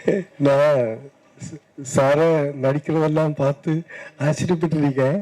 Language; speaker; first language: Tamil; non-native, learner; Malayalam